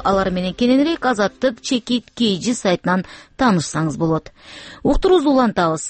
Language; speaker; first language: Kyrgyz; native; Kyrgyz